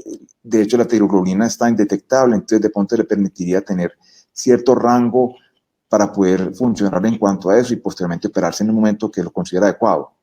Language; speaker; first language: Spanish; native; Spanish